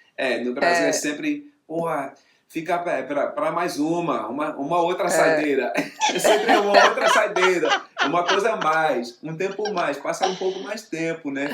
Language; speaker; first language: Portuguese; non-native, fluent; English